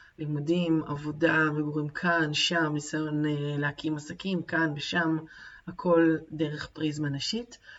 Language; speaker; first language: Hebrew; native; Hebrew